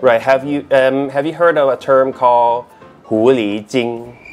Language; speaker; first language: English; non-native, local second language; Cantonese